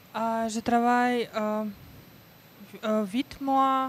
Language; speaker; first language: French; non-native, learner; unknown